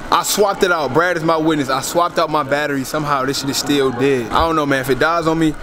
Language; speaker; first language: English; native; English